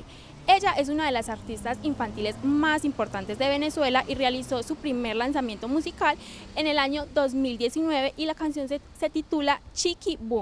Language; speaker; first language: Spanish; native; Spanish